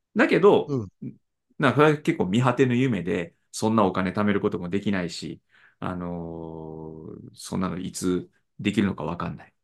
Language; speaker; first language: Japanese; native; Japanese